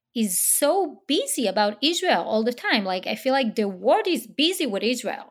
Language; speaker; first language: English; non-native, fluent; Hebrew